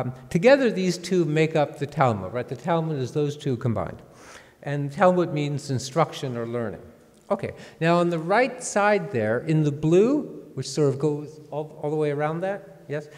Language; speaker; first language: English; native; English